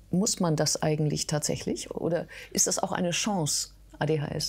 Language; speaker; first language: German; native; German